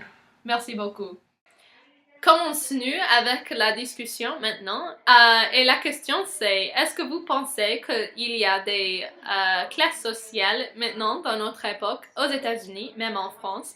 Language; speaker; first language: French; non-native, learner; English